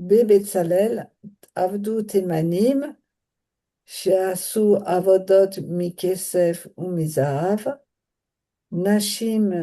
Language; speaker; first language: Hebrew; non-native, learner; French